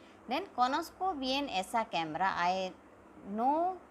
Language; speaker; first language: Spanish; non-native, fluent; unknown